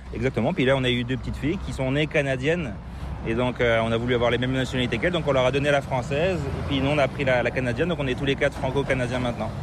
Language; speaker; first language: French; native; French